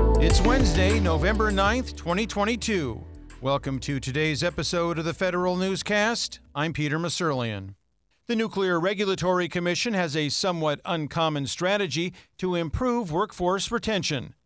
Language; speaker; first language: English; native; English